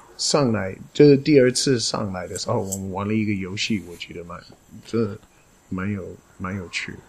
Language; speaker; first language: Chinese; non-native, fluent; English